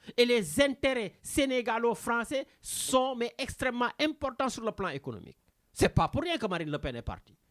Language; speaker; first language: French; non-native, local second language; Wolof